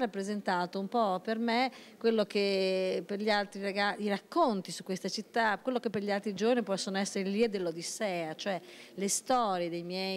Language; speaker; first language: Italian; native; Italian